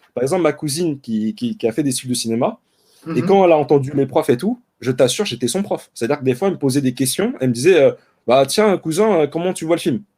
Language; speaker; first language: French; native; French